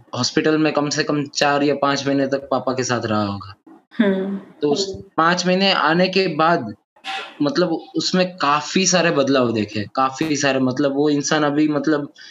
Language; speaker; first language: Hindi; non-native, local second language; Gujarati